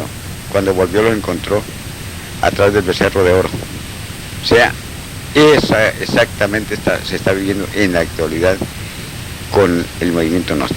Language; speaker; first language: Spanish; native; Spanish